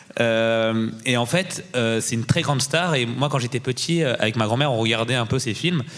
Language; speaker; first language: French; early bilingual, other home language; Tamil